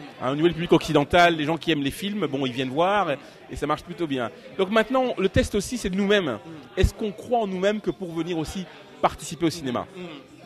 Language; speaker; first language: French; non-native, local second language; Lingala